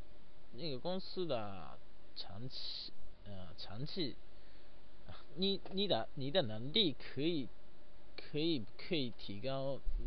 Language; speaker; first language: Chinese; non-native, learner; Japanese